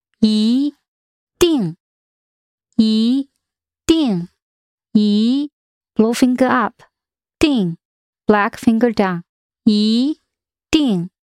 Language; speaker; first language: Chinese; non-native, learner; English